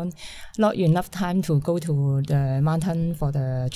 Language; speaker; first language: English; non-native, learner; Cantonese